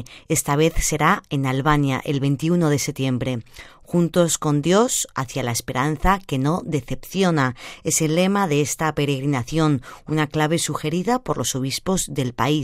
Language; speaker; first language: Spanish; native; Spanish